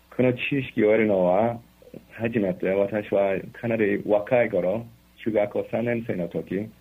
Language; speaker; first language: Japanese; non-native, fluent; English